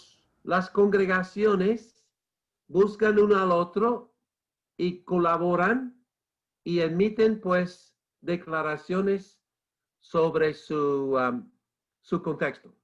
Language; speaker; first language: Spanish; non-native, fluent; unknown